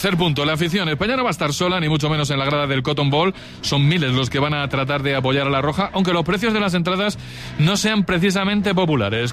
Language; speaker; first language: Spanish; native; Spanish